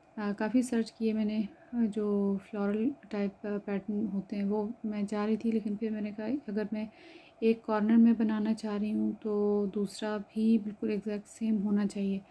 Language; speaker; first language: Urdu; native; Urdu